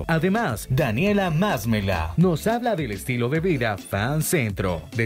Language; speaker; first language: Spanish; native; Spanish